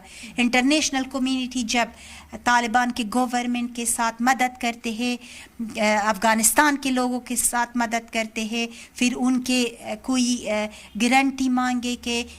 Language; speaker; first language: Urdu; non-native, learner; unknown